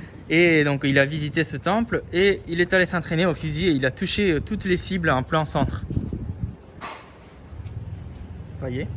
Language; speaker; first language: French; non-native, fluent; Japanese